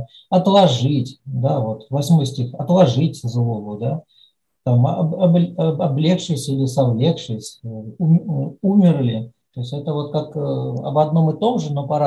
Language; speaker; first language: Russian; native; Russian